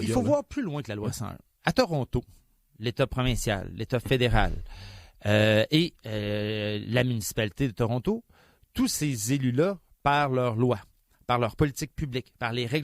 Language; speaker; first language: French; native; French